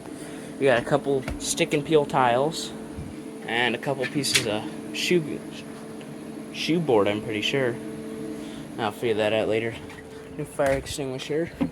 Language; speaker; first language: English; native; English